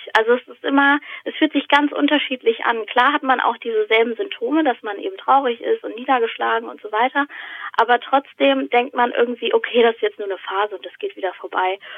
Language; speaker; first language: German; native; German